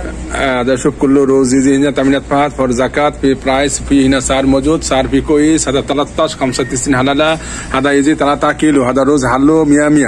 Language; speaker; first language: Arabic; non-native, learner; Bangla